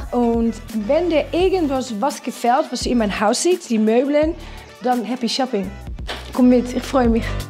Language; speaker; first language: German; non-native, fluent; Dutch